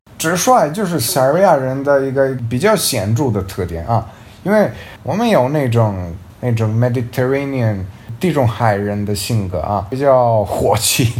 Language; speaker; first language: Chinese; non-native, fluent; Serbian